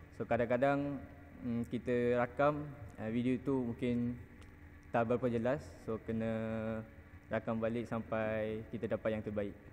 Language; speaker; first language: Malay; non-native, local second language; Tamil